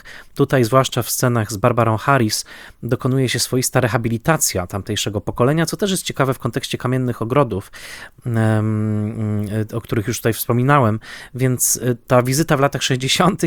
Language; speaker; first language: Polish; native; Polish